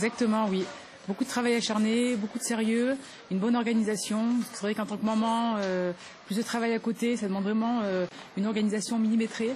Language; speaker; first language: French; native; French